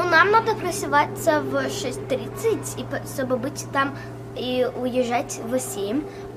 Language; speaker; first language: Russian; early bilingual, heritage; Russian